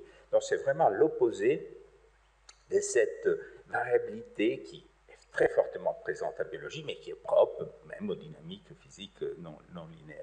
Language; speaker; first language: French; native; French